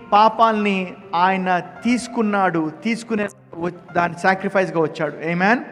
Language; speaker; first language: Telugu; native; Telugu